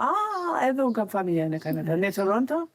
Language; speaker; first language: Albanian; non-native, learner; English